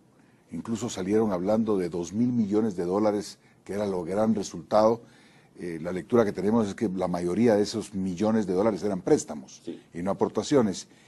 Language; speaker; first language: Spanish; native; Spanish